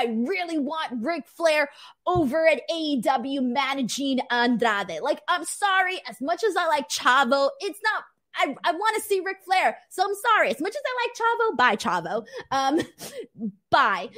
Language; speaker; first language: English; early bilingual, other home language; Spanish